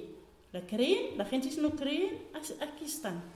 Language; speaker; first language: Spanish; non-native, learner; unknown